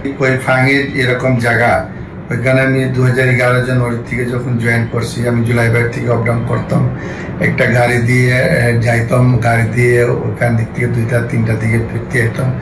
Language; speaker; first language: Bangla; non-native, local second language; Hindi